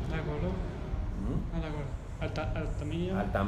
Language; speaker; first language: Spanish; non-native, learner; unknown